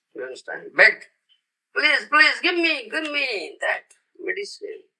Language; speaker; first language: English; non-native, local second language; Odia